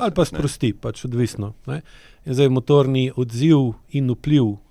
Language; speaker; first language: Slovenian; native; Slovenian